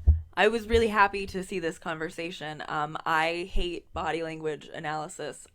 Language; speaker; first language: English; native; English